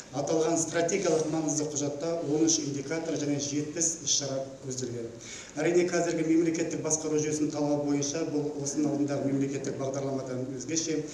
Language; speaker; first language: Kazakh; native; Kazakh